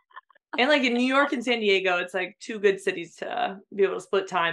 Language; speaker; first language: English; native; English